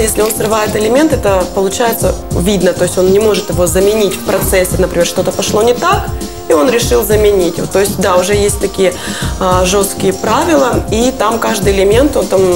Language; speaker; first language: Russian; native; Russian